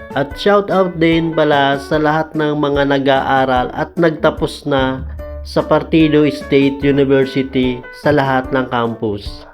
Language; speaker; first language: Filipino; non-native, local second language; Bikol